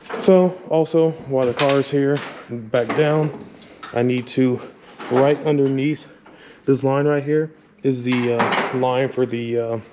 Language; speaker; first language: English; native; English